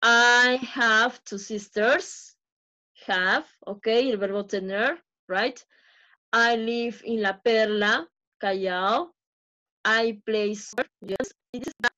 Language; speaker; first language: English; non-native, fluent; Spanish